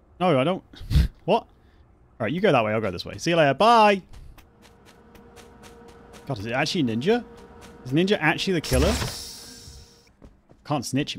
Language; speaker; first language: English; native; English